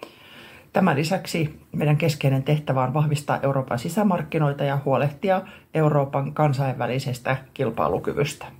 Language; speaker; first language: Finnish; native; Finnish